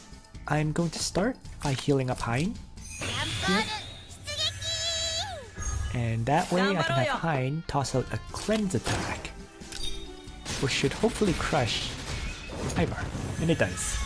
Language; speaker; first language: English; native; English